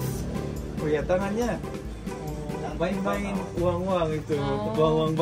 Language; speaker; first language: Indonesian; non-native, learner; Korean